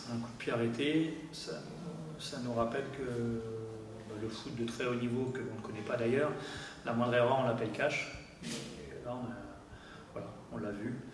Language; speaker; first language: French; native; French